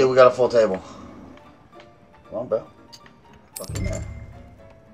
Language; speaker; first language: English; native; English